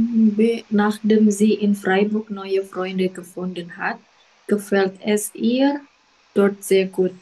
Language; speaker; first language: German; non-native, learner; Indonesian